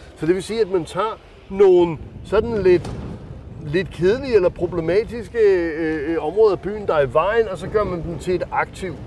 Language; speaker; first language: Danish; native; Danish